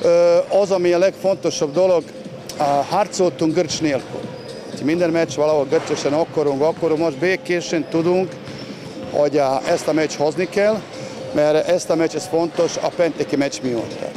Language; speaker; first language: Hungarian; non-native, learner; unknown